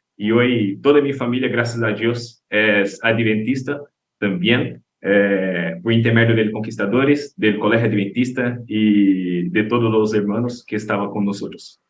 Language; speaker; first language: Spanish; non-native, learner; Portuguese